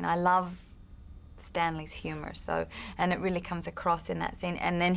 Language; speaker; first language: English; native; English